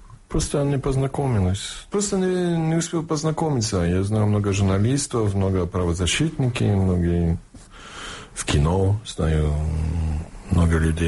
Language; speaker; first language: Russian; early bilingual, heritage; Russian